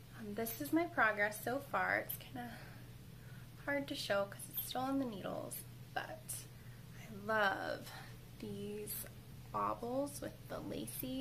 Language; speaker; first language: English; native; English